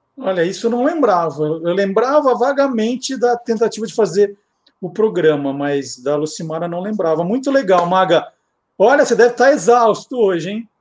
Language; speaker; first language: Portuguese; native; Portuguese